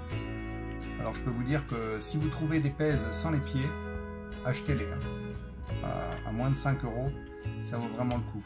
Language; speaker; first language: French; native; French